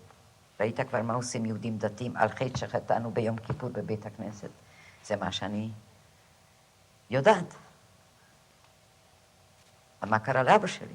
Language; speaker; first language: Hebrew; non-native, fluent; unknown